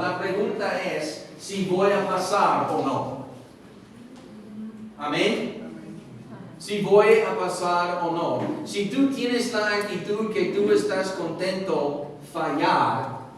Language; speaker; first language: Spanish; non-native, fluent; English